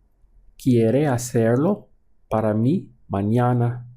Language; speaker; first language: Spanish; non-native, fluent; English